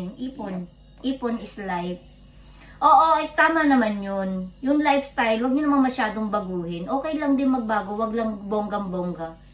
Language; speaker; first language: Filipino; native; Filipino